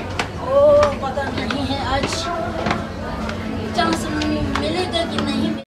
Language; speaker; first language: Hindi; non-native, local second language; Nepali